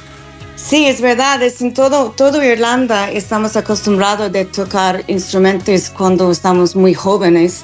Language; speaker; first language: Spanish; non-native, learner; English